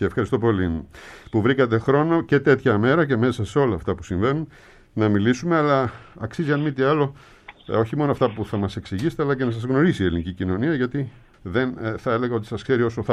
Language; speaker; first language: Greek; native; Greek